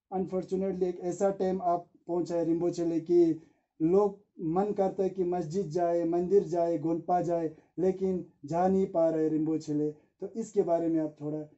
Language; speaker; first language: Hindi; non-native, local second language; Ladakhi